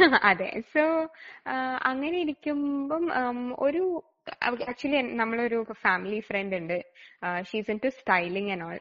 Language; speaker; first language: English; non-native, local second language; Malayalam